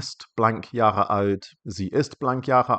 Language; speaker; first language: German; non-native, fluent; English